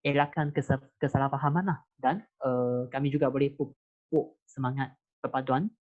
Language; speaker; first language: Malay; non-native, local second language; Chinese